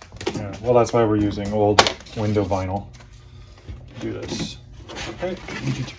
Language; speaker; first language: English; native; English